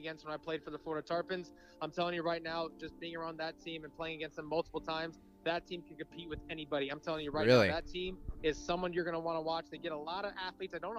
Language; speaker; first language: English; native; English